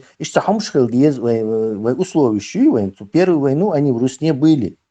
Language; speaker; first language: Russian; non-native, local second language; Chechen